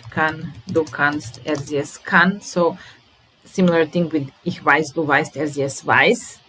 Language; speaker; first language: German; non-native, fluent; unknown